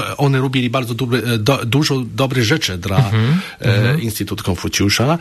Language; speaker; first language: Polish; non-native, learner; Chinese